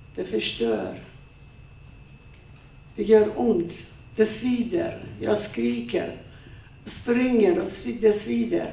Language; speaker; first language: Swedish; non-native, fluent; Persian